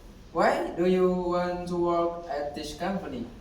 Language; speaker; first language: English; non-native, learner; Indonesian